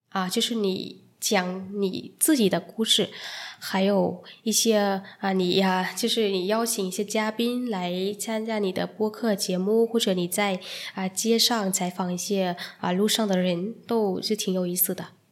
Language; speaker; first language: Chinese; non-native, fluent; Vietnamese